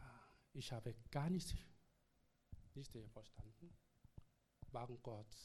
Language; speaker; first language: German; non-native, learner; Korean